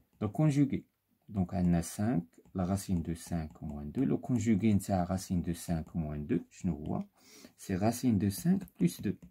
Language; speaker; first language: French; non-native, local second language; Arabic